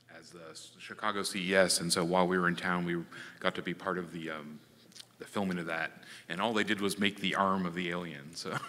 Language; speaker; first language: English; native; English